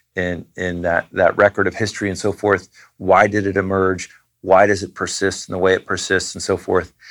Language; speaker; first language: English; native; English